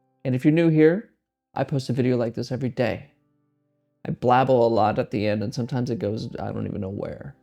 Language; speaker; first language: English; native; English